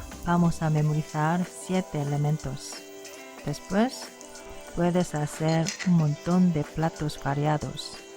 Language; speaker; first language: Spanish; non-native, learner; Korean